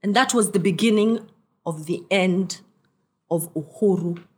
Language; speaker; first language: English; non-native, local second language; Swahili